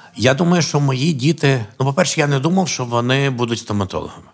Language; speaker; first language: Ukrainian; native; Ukrainian